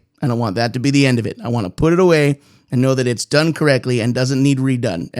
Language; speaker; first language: English; native; English